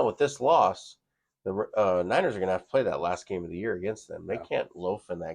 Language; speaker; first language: English; native; English